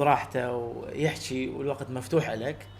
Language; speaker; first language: Arabic; native; Arabic